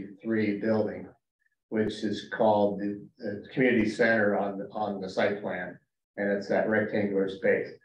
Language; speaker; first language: English; native; English